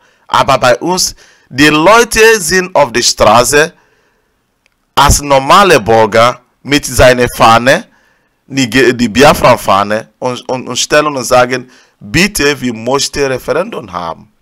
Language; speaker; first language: German; non-native, learner; Igbo